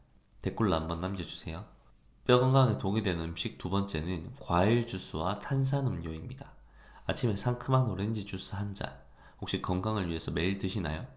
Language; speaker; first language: Korean; native; Korean